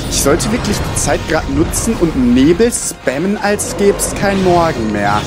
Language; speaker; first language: German; native; German